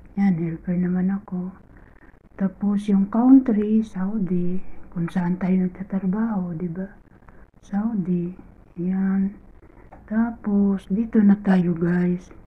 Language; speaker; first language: Filipino; non-native, local second language; Cebuano